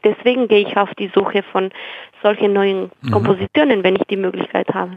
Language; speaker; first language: German; non-native, fluent; Spanish